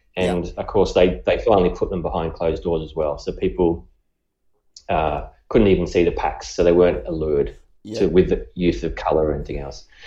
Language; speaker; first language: English; native; English